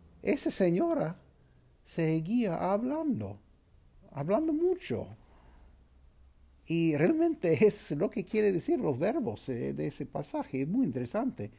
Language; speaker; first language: Spanish; non-native, fluent; English